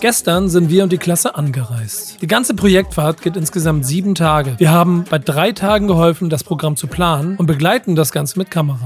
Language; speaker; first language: German; native; German